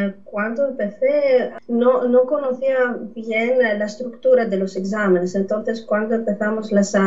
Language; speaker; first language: Spanish; non-native, fluent; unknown